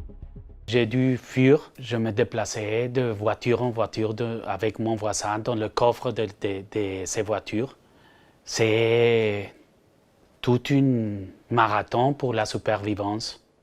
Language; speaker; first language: French; non-native, fluent; Spanish